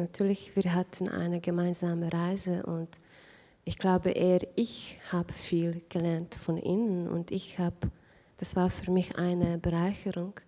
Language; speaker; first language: German; non-native, fluent; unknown